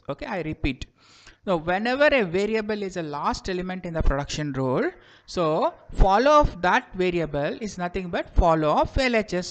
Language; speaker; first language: English; non-native, local second language; Kannada